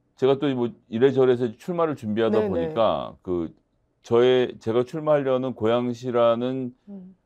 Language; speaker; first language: Korean; native; Korean